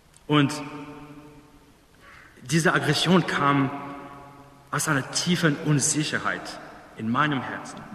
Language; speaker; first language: German; non-native, fluent; English